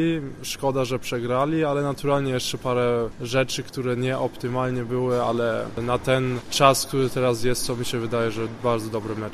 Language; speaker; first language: Polish; early bilingual, heritage; Polish